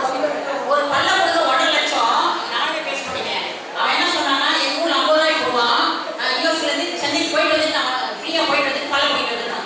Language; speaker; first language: Tamil; native; Tamil